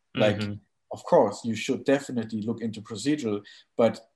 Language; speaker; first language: English; non-native, fluent; German